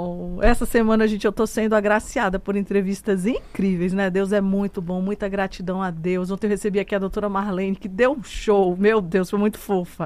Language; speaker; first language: Portuguese; native; Portuguese